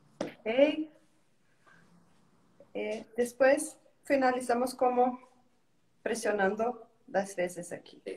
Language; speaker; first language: Spanish; non-native, learner; Portuguese